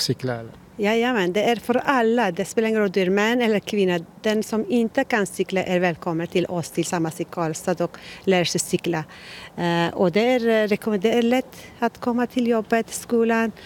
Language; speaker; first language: Swedish; non-native, learner; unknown